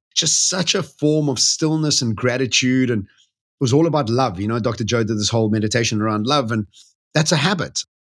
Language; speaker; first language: English; native; English